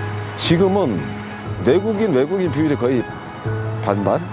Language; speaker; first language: Korean; native; Korean